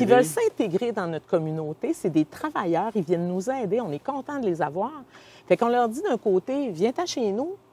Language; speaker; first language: French; native; French